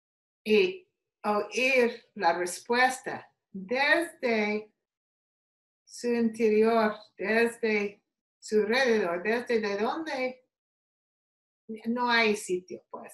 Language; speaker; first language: Spanish; non-native, learner; English